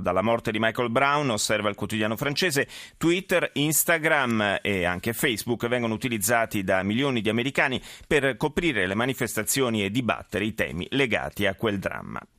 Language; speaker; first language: Italian; native; Italian